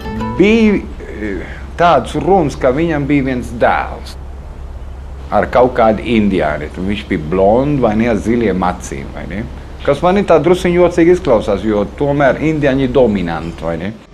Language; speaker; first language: Latvian; early bilingual, heritage; Latvian